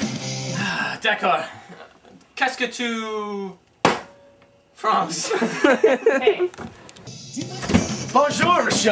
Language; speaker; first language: French; non-native, learner; English